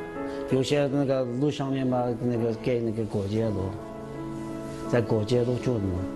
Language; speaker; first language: Chinese; non-native, local second language; Uyghur